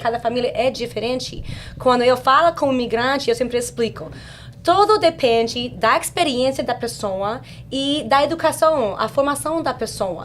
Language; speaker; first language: Portuguese; non-native, fluent; English